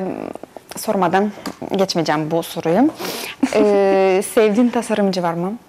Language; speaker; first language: Turkish; non-native, fluent; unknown